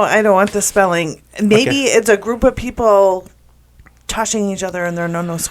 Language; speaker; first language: English; native; English